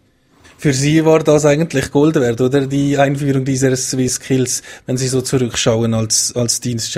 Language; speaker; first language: German; native; German